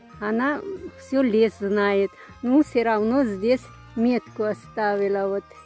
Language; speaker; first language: Russian; non-native, fluent; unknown